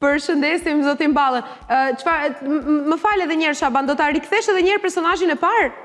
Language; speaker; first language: Albanian; native; Albanian